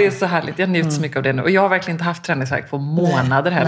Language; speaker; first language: Swedish; native; Swedish